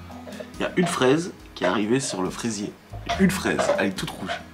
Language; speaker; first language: French; native; French